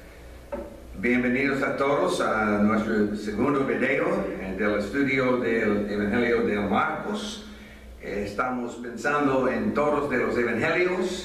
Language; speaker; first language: Spanish; non-native, fluent; English